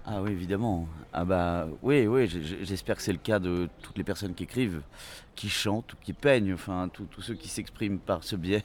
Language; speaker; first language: French; native; French